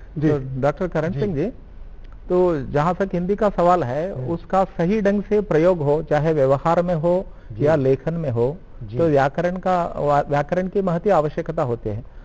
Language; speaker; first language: Hindi; non-native, local second language; Telugu